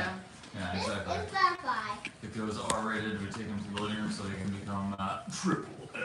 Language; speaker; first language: English; native; English